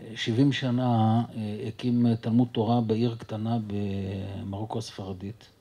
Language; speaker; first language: Hebrew; early bilingual, other home language; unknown